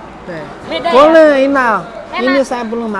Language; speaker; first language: Indonesian; non-native, learner; Chinese